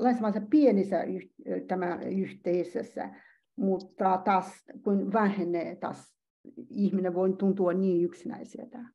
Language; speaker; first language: Finnish; non-native, learner; Chinese